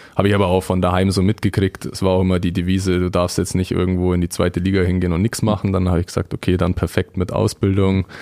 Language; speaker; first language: German; native; German